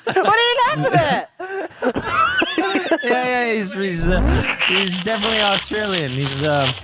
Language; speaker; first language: English; native; English